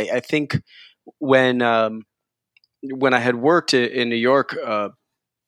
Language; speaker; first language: English; early bilingual, other home language; Spanish